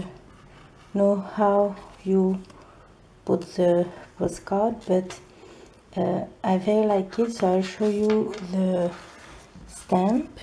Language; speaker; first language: English; non-native, learner; French